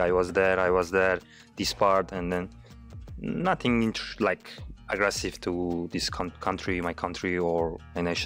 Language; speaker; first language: English; non-native, learner; Turkish